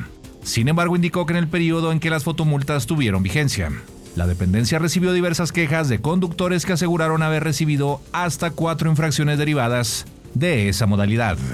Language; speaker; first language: Spanish; native; Spanish